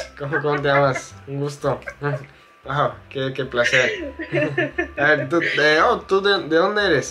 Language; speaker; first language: Spanish; non-native, fluent; English